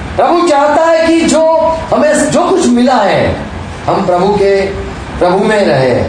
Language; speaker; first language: Hindi; non-native, local second language; Gujarati